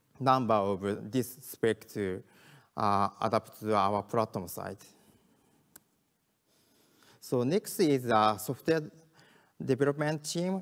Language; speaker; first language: English; non-native, learner; Japanese